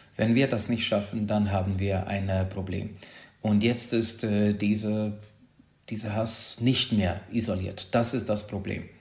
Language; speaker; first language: German; non-native, fluent; Hungarian